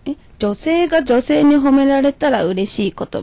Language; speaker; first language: Japanese; native; Japanese